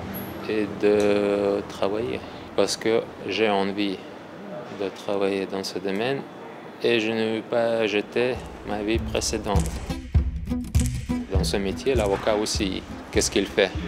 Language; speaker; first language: French; non-native, learner; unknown